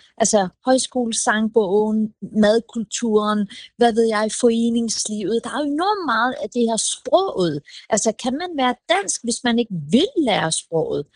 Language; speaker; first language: Danish; early bilingual, other home language; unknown